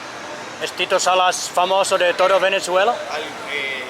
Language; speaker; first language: Spanish; non-native, learner; Finnish